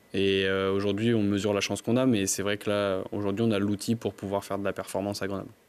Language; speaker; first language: French; native; French